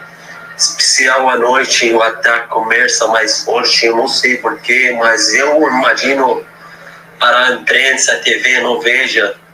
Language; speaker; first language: Portuguese; non-native, fluent; Arabic